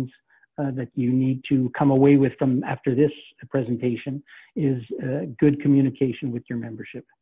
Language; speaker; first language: English; native; English